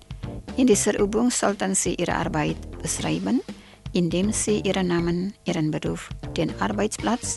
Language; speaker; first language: German; non-native, fluent; Indonesian